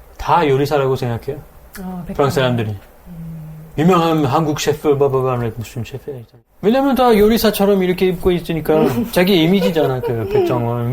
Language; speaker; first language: Korean; non-native, fluent; French